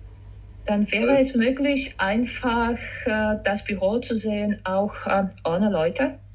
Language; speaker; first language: German; non-native, fluent; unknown